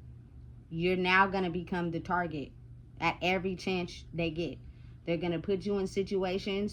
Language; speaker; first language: English; native; English